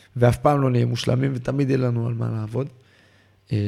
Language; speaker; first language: Hebrew; native; Hebrew